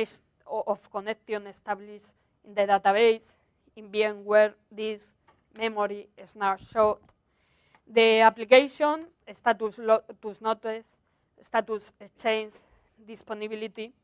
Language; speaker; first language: English; non-native, learner; Spanish